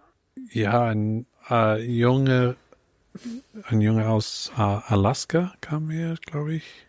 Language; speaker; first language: German; non-native, fluent; English